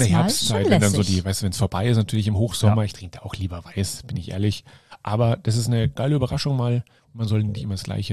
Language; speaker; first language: German; native; German